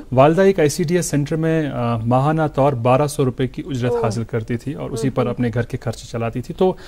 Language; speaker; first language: Hindi; non-native, local second language; Kashmiri